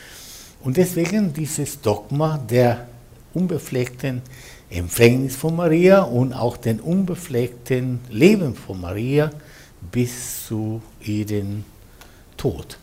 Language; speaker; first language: German; non-native, fluent; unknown